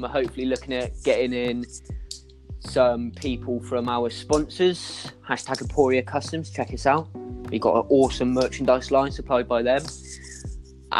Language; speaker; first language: English; native; English